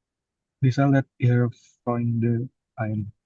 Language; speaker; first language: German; non-native, learner; Indonesian